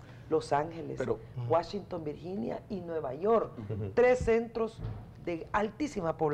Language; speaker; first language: Spanish; native; Spanish